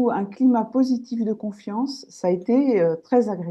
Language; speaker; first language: French; native; French